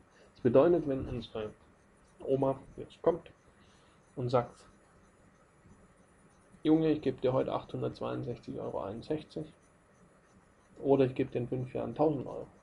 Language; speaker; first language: German; native; German